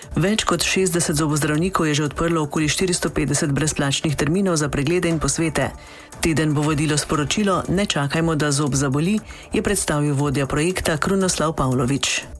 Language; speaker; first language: Slovenian; native; Slovenian